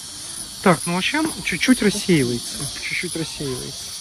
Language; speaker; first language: Russian; native; Russian